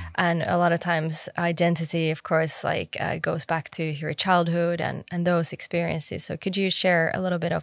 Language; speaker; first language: English; non-native, fluent; Finnish